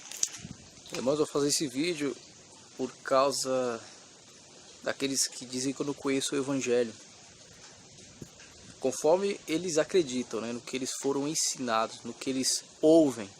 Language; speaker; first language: Portuguese; native; Portuguese